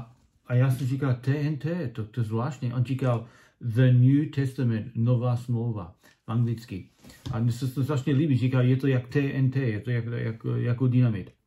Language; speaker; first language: Czech; non-native, learner; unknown